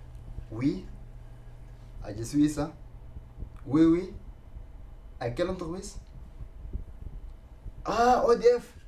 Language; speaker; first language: French; non-native, learner; Arabic